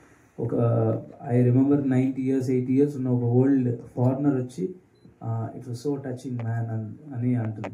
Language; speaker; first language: Telugu; native; Telugu